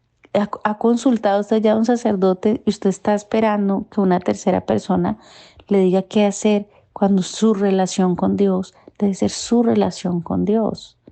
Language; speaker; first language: Spanish; native; Spanish